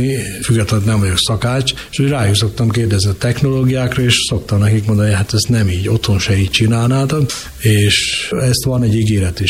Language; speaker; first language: Hungarian; native; Hungarian